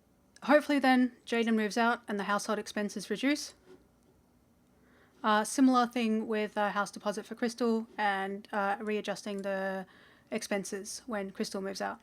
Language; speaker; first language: English; native; English